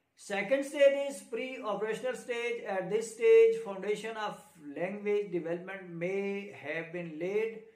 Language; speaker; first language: English; non-native, local second language; Urdu